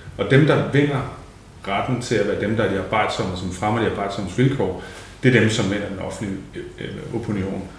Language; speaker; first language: Danish; native; Danish